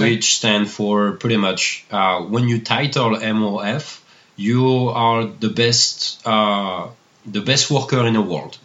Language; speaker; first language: English; non-native, fluent; French